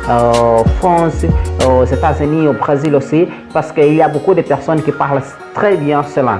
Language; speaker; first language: French; non-native, learner; Portuguese